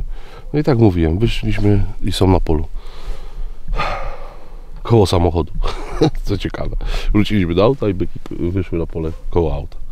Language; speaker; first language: Polish; native; Polish